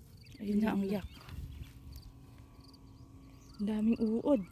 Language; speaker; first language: Korean; non-native, learner; Filipino